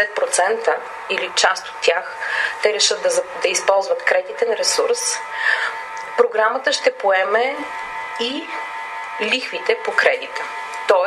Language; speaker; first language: Bulgarian; native; Bulgarian